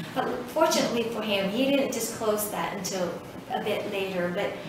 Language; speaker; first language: English; early bilingual, other home language; Vietnamese